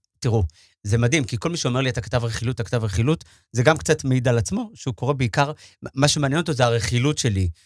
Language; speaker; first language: Hebrew; native; Hebrew